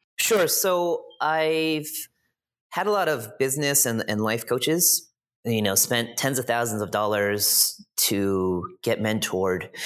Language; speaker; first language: English; native; English